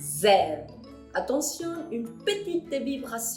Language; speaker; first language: French; non-native, fluent; Spanish